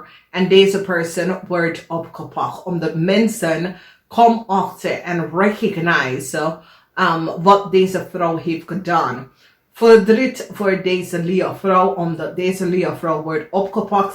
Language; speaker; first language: Dutch; non-native, learner; English